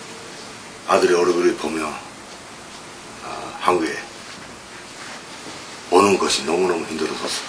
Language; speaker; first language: Korean; early bilingual, heritage; Korean